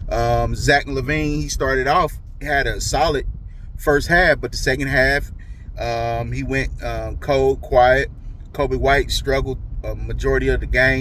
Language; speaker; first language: English; native; English